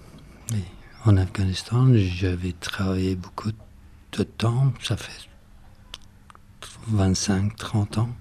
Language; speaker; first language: French; non-native, learner; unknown